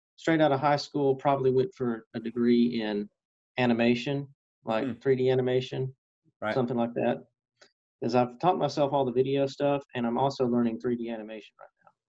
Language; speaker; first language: English; native; English